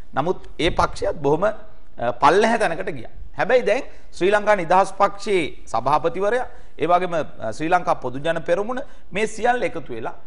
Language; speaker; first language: Sinhala; native; Sinhala